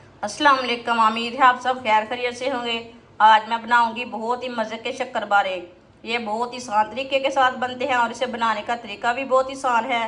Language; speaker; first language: Hindi; native; Hindi